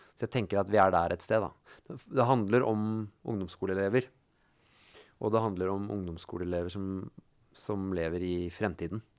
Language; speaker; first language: Norwegian; native; Norwegian